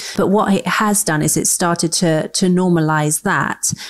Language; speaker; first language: English; native; English